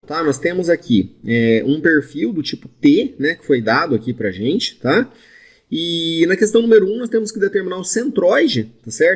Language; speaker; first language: Portuguese; native; Portuguese